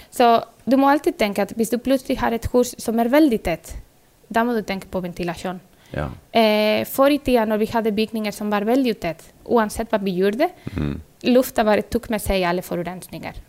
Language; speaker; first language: Norwegian; non-native, fluent; Spanish